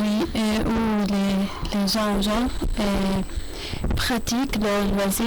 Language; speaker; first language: French; non-native, learner; Arabic